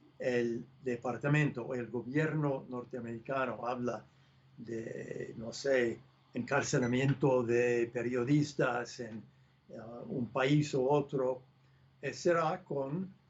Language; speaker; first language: Spanish; non-native, fluent; English